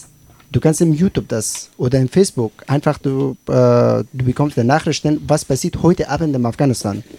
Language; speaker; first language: German; non-native, learner; Persian